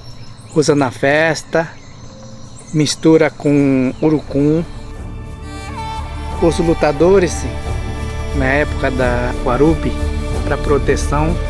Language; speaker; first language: Portuguese; non-native, local second language; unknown